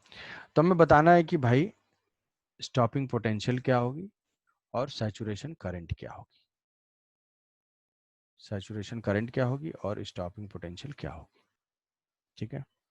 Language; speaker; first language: Hindi; native; Hindi